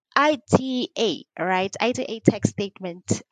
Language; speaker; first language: English; non-native, local second language; Xhosa